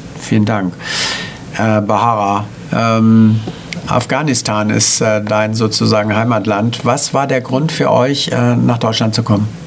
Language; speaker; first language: German; native; German